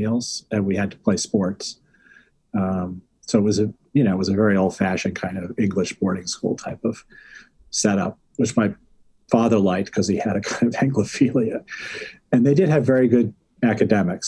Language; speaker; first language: English; native; English